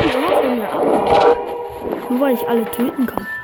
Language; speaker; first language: German; early bilingual, other home language; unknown